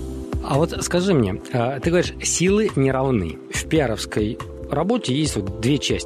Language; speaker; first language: Russian; native; Russian